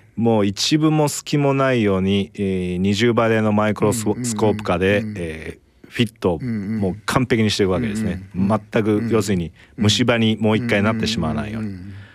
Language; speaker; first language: Japanese; native; Japanese